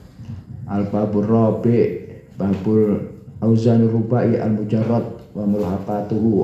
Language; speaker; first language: Arabic; non-native, fluent; Indonesian